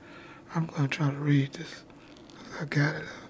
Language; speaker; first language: English; native; English